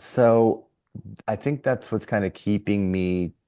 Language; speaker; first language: English; native; English